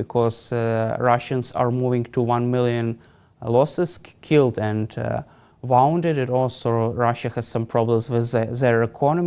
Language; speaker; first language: English; non-native, fluent; Ukrainian